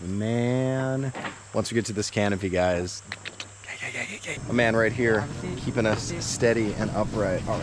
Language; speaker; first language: English; native; English